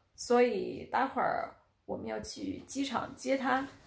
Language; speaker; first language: Chinese; non-native, fluent; Portuguese